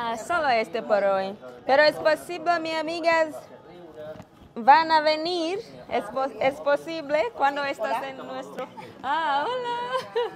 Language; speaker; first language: Spanish; non-native, learner; Swahili